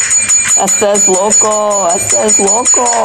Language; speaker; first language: Spanish; non-native, learner; English